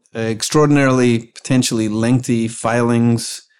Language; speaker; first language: English; native; English